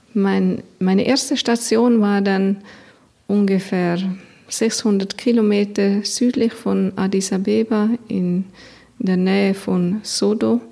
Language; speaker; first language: German; native; German